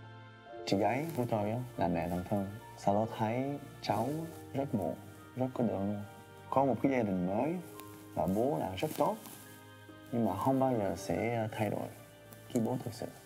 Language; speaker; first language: Vietnamese; early bilingual, heritage; French